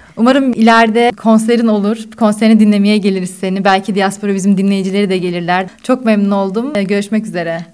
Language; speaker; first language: Turkish; early bilingual, heritage; Turkish